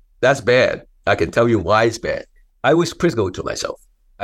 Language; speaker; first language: English; non-native, local second language; Cantonese